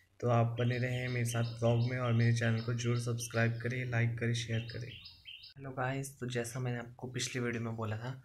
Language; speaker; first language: Hindi; native; Hindi